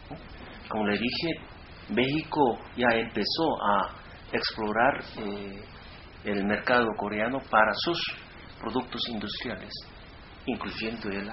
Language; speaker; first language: Spanish; non-native, fluent; Korean